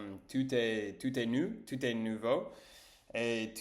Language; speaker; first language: French; non-native, learner; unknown